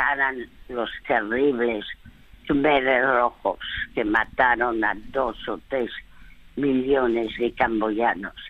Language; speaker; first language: Spanish; early bilingual, other home language; French